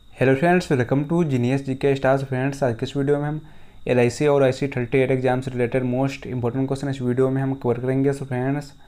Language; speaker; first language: Hindi; native; Hindi